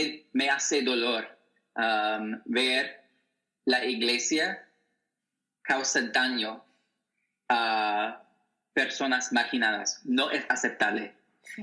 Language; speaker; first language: Spanish; non-native, learner; English